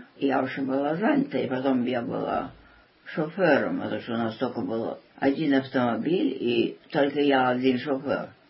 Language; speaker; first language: Russian; early bilingual, heritage; Russian